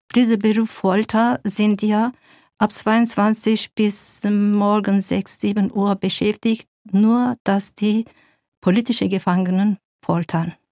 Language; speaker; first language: German; non-native, fluent; Kurdish